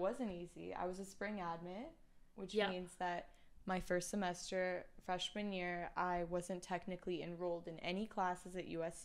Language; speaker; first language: English; non-native, fluent; Chinese